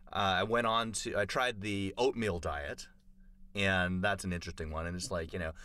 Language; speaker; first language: English; native; English